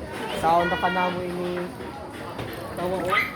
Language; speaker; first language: Filipino; non-native, local second language; Cebuano